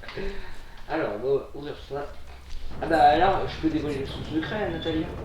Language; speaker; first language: French; native; French